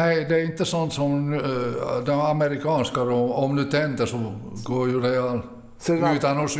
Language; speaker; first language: Swedish; early bilingual, other home language; Finnish